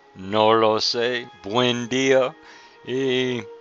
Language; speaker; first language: Spanish; non-native, learner; English